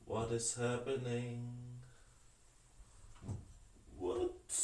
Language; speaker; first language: English; non-native, learner; Danish